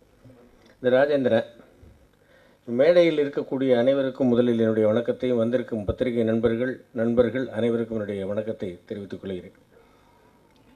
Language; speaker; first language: Tamil; native; Tamil